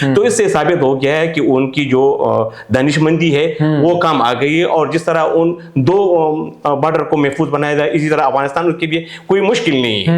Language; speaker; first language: Urdu; non-native, local second language; Pashto